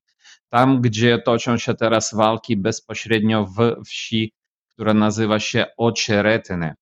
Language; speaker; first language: Polish; non-native, fluent; Ukrainian